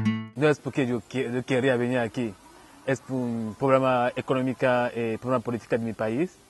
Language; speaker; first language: Spanish; non-native, fluent; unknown